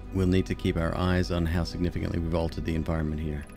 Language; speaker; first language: English; native; English